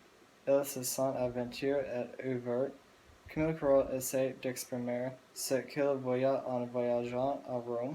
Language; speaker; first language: French; non-native, learner; English